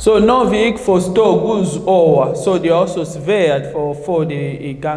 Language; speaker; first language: Danish; non-native, fluent; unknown